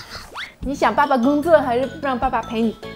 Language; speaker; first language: Chinese; native; Chinese